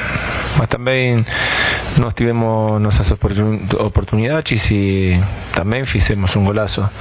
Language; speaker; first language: Portuguese; non-native, fluent; Spanish